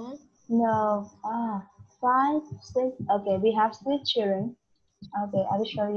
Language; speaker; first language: English; non-native, learner; Vietnamese